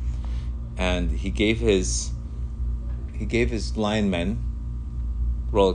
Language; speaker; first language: English; non-native, fluent; Spanish